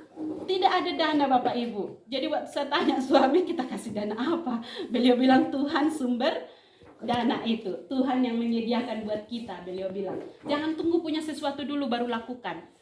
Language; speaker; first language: Indonesian; native; Indonesian